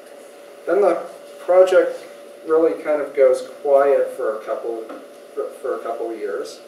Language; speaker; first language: English; native; English